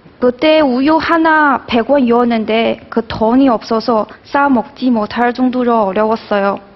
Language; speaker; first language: Korean; non-native, fluent; Chinese